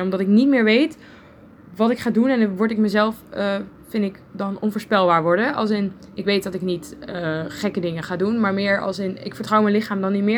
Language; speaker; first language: Dutch; native; Dutch